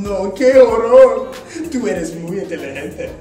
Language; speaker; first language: Spanish; non-native, learner; English